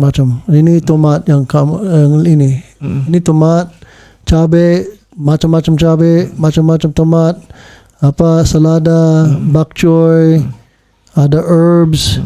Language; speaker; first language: Indonesian; early bilingual, heritage; English